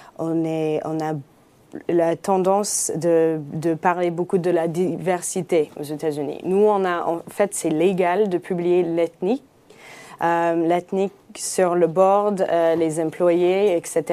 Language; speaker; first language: French; non-native, fluent; English